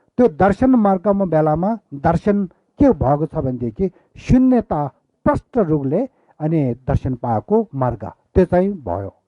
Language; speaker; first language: Nepali; non-native, local second language; Eastern Tamang